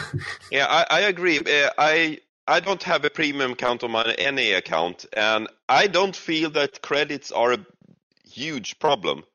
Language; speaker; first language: English; non-native, fluent; Swedish